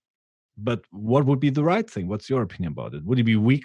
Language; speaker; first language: English; non-native, fluent; German